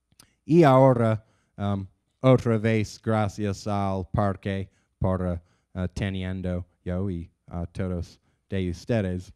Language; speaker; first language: Spanish; non-native, learner; English